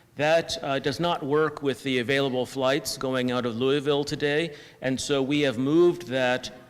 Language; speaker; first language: English; native; English